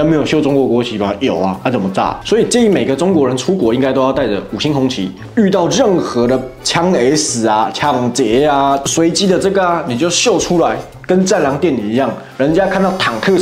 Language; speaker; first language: Chinese; native; Chinese